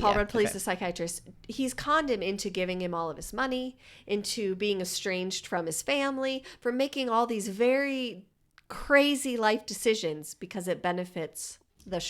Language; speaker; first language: English; native; English